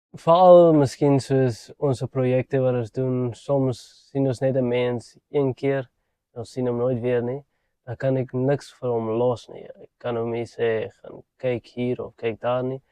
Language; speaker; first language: Afrikaans; non-native, local second language; English